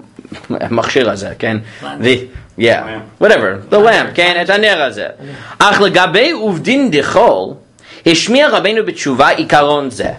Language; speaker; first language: Hebrew; non-native, fluent; English